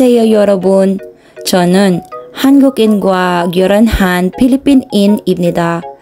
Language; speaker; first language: Korean; non-native, learner; Filipino